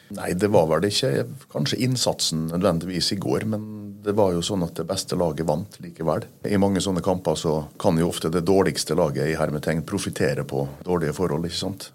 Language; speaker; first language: Norwegian; native; Norwegian